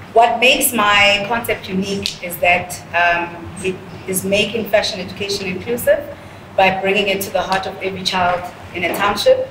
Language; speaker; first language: English; non-native, local second language; Zulu